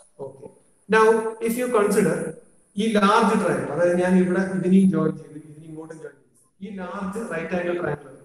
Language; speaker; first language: English; non-native, local second language; Malayalam